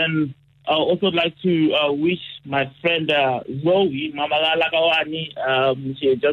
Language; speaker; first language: English; non-native, local second language; Tsonga